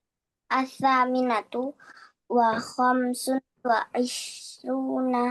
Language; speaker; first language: Arabic; non-native, learner; Indonesian